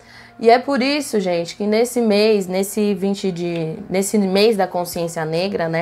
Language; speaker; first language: Portuguese; native; Portuguese